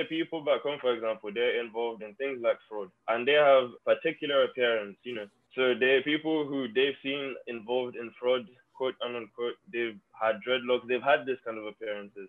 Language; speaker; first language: English; non-native, local second language; Yoruba